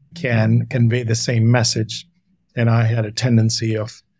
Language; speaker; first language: English; non-native, local second language; Hindi